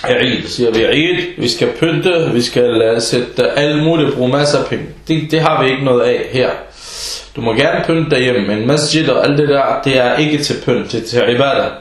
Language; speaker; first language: Danish; early bilingual, other home language; Arabic